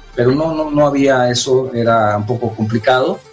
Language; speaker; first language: Spanish; native; Spanish